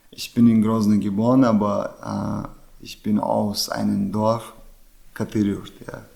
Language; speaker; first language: German; non-native, learner; Chechen